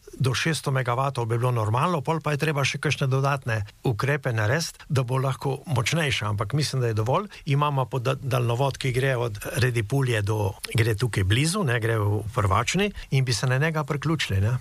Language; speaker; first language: Slovenian; native; Slovenian